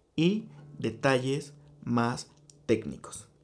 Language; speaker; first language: Spanish; native; Spanish